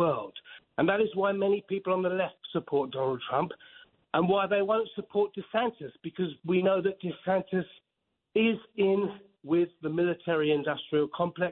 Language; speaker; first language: English; native; English